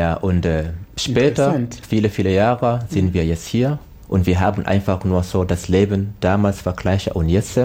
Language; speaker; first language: German; non-native, learner; Swahili